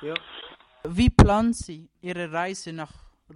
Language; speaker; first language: German; non-native, local second language; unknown